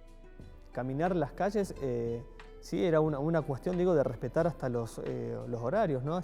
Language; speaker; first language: Spanish; native; Spanish